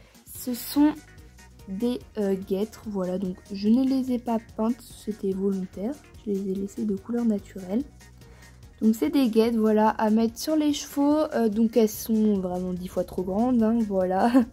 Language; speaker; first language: French; native; French